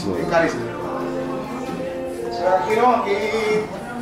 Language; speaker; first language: Spanish; native; Spanish